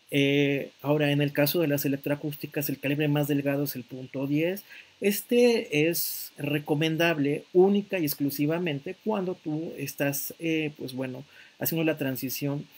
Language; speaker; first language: Spanish; native; Spanish